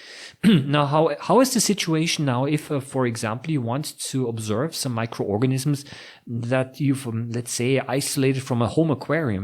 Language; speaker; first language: English; non-native, fluent; German